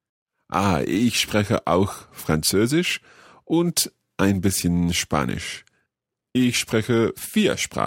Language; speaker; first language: German; non-native, learner; English